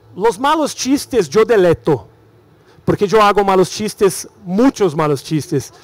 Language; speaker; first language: Spanish; non-native, learner; Portuguese